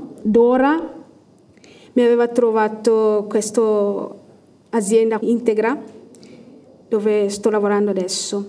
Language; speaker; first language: Italian; non-native, learner; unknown